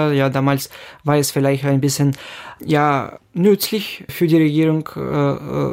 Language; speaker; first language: German; non-native, fluent; Ukrainian